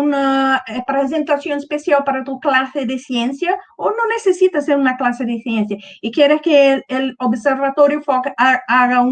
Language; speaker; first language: Spanish; non-native, learner; Portuguese